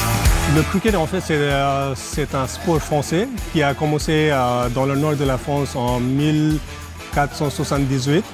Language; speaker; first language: French; non-native, fluent; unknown